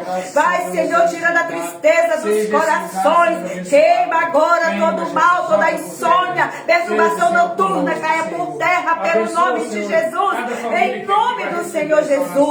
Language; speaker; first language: Portuguese; native; Portuguese